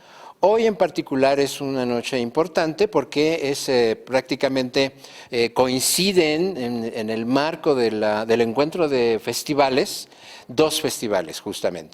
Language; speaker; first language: Spanish; native; Spanish